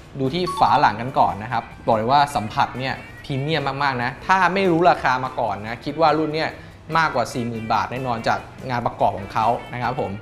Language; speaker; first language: Thai; native; Thai